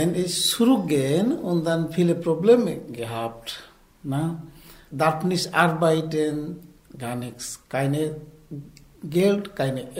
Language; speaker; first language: German; non-native, learner; Bangla